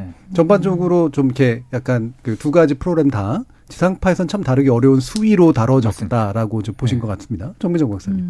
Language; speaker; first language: Korean; native; Korean